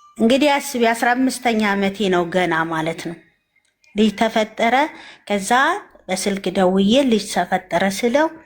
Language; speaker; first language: Amharic; native; Amharic